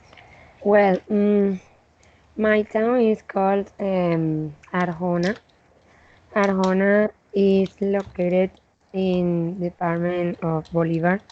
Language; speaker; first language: English; non-native, learner; Spanish